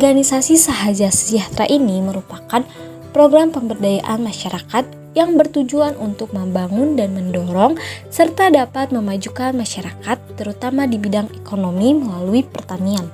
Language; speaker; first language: Indonesian; native; Indonesian